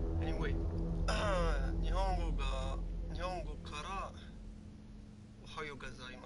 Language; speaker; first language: Japanese; non-native, learner; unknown